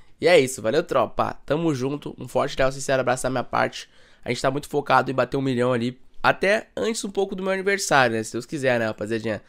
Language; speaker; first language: Portuguese; native; Portuguese